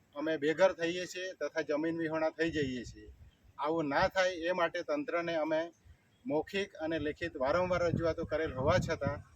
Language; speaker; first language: Gujarati; non-native, local second language; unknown